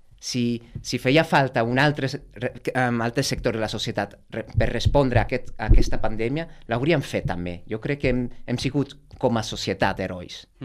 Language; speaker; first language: Catalan; non-native, fluent; Dutch